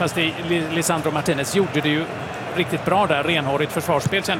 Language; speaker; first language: Swedish; native; Swedish